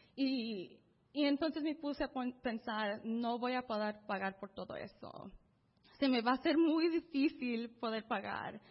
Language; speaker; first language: Spanish; early bilingual, heritage; Spanish